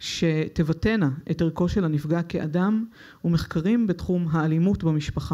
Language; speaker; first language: Hebrew; native; Hebrew